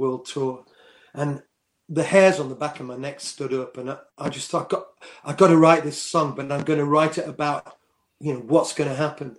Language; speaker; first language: English; native; English